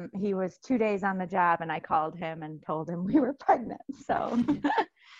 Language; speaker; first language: English; native; English